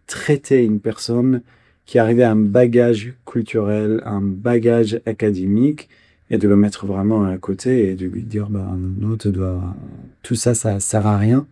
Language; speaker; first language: French; non-native, fluent; Kurdish